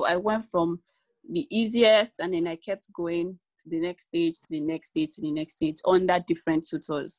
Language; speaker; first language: English; non-native, local second language; Yoruba